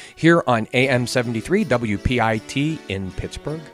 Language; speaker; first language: English; native; English